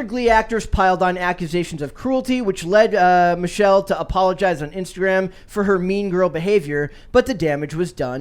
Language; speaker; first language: English; native; English